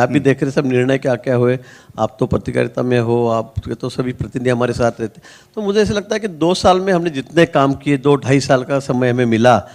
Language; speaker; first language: Hindi; non-native, local second language; Marathi